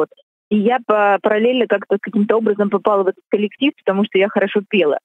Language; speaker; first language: Russian; native; Russian